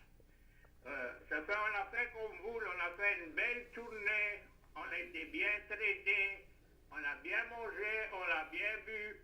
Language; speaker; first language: French; native; French